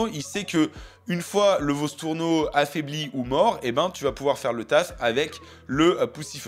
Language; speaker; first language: French; native; French